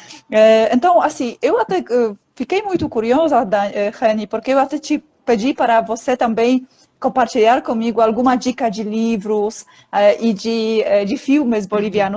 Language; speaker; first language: Portuguese; non-native, fluent; Polish